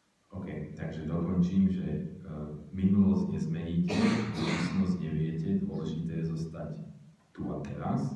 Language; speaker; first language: Slovak; native; Slovak